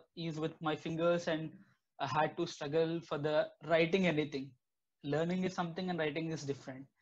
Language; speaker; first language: English; non-native, local second language; Telugu